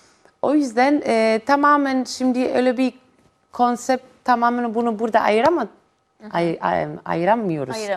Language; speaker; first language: Turkish; non-native, fluent; Greek